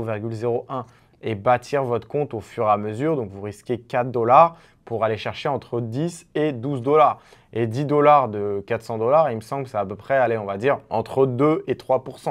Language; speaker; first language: French; native; French